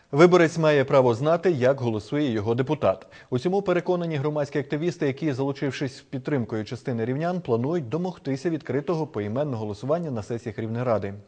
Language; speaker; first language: Ukrainian; native; Ukrainian